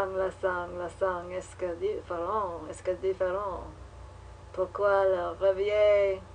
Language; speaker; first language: French; non-native, learner; English